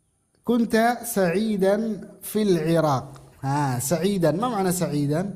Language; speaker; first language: Arabic; non-native, fluent; Indonesian